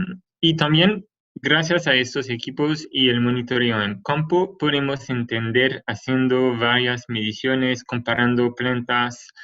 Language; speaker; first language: Spanish; non-native, fluent; French